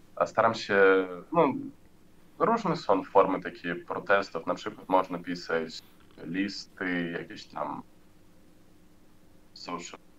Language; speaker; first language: Polish; non-native, learner; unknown